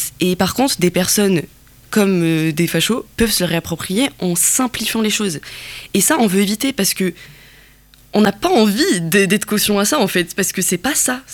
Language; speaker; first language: French; non-native, local second language; Kabyle